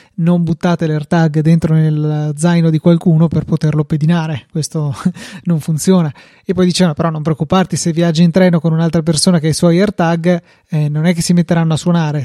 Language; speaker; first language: Italian; native; Italian